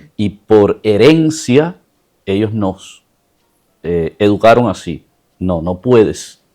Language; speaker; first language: Spanish; native; Spanish